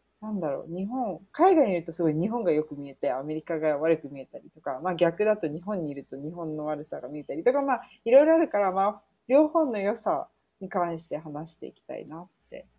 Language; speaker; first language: Japanese; early bilingual, heritage; Japanese